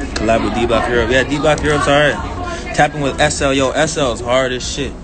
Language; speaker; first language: English; native; English